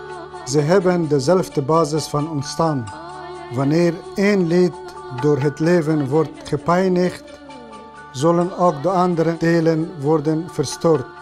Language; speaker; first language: Dutch; non-native, fluent; Persian